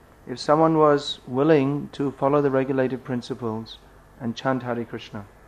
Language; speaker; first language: English; native; English